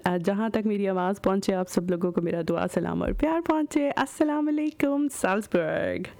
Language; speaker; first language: Urdu; native; Urdu